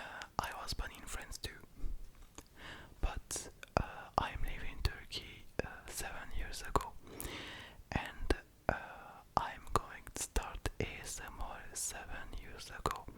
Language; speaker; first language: English; non-native, learner; French